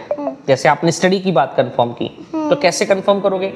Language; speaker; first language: Hindi; native; Hindi